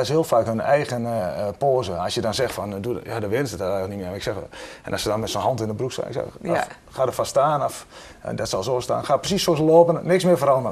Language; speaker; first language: Dutch; native; Dutch